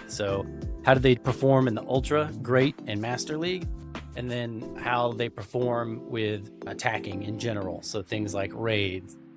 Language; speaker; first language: English; native; English